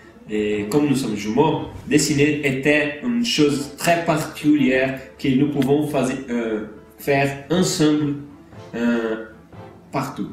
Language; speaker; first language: French; non-native, learner; Portuguese